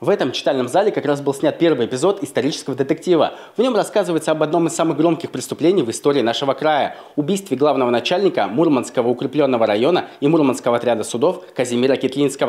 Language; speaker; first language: Russian; native; Russian